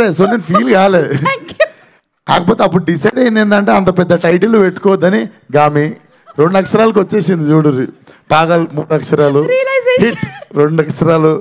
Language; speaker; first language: Telugu; native; Telugu